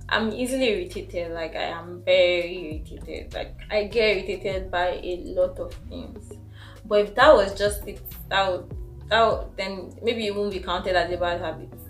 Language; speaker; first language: English; non-native, local second language; Igbo